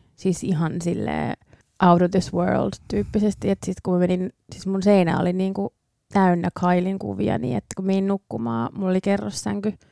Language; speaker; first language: Finnish; early bilingual, other home language; English